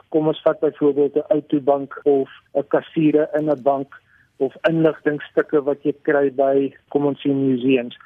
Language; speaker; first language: Afrikaans; native; Afrikaans